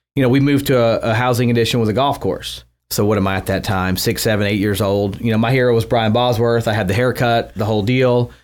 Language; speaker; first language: English; native; English